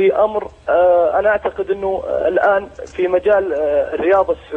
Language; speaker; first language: Arabic; native; Arabic